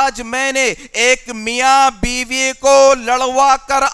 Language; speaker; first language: Urdu; native; Urdu